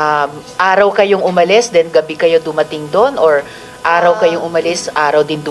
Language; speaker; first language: Filipino; native; Filipino